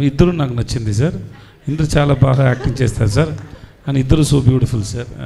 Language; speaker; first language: Telugu; non-native, learner; Tamil